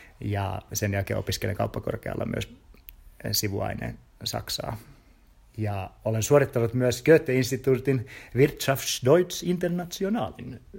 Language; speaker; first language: Finnish; native; Finnish